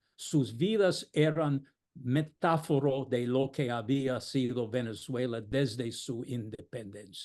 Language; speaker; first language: Spanish; non-native, fluent; English